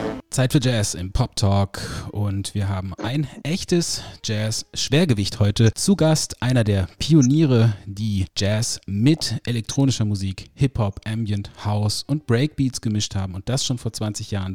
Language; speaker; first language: German; native; German